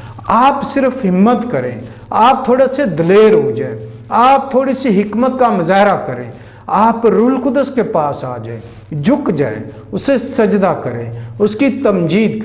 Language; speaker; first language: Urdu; non-native, local second language; Punjabi